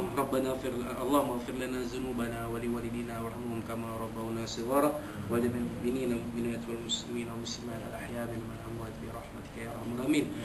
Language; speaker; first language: Arabic; non-native, learner; Malay